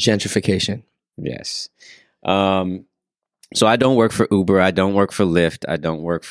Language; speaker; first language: English; native; English